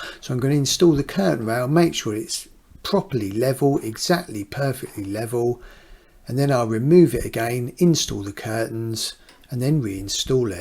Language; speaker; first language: English; native; English